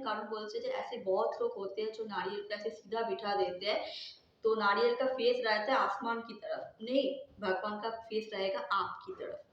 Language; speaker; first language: Hindi; non-native, local second language; Bangla